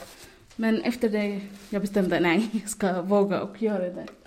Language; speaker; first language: Swedish; non-native, learner; Arabic